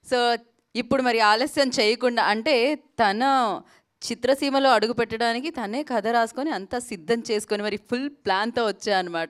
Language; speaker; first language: Telugu; native; Telugu